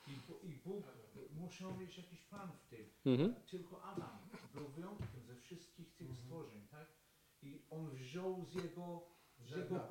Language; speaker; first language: Polish; non-native, fluent; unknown